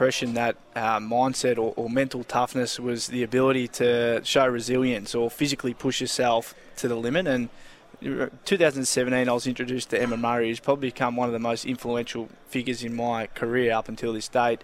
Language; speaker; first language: English; native; English